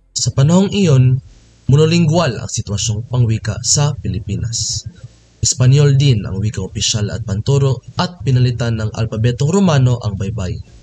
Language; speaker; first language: Filipino; non-native, local second language; Cebuano